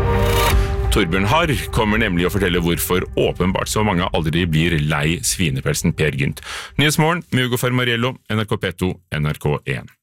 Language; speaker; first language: Norwegian; native; Norwegian